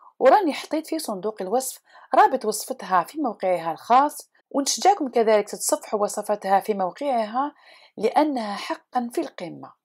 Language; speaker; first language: Arabic; native; Arabic